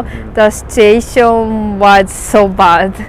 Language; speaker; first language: English; non-native, learner; Japanese